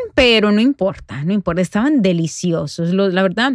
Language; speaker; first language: Spanish; native; Spanish